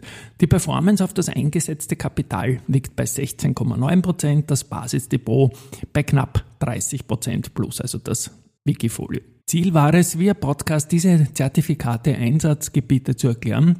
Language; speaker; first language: German; native; German